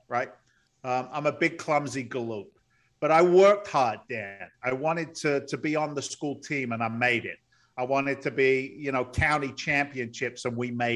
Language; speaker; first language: English; native; English